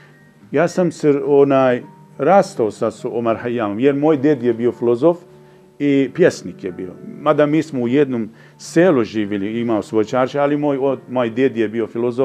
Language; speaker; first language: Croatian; non-native, fluent; Persian